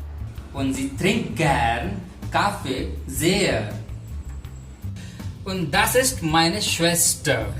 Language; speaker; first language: German; non-native, fluent; Hindi